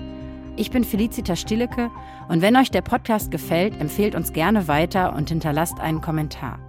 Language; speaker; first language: German; native; German